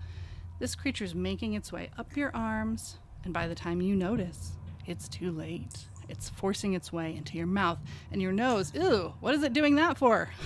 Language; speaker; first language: English; native; English